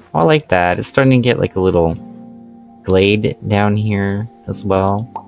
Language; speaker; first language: English; native; English